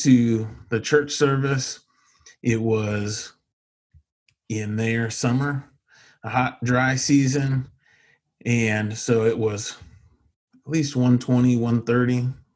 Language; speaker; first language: English; native; English